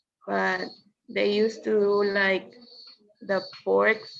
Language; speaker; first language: English; non-native, fluent; Spanish